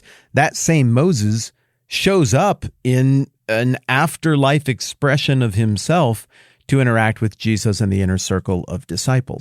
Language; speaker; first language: English; native; English